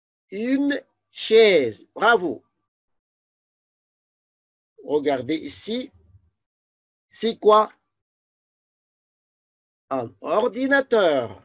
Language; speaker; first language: French; non-native, fluent; Arabic